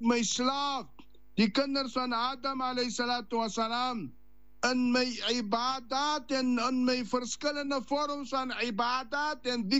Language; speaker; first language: Dutch; non-native, learner; Afrikaans